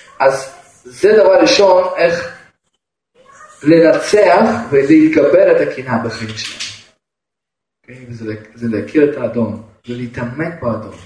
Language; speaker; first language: Hebrew; non-native, fluent; Russian